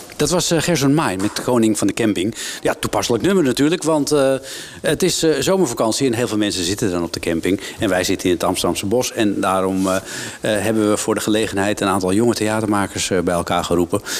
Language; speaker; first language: Dutch; native; Dutch